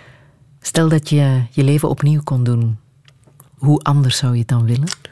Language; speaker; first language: Dutch; native; Dutch